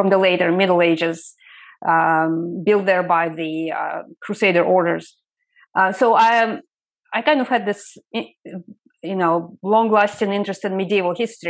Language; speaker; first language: English; non-native, fluent; Russian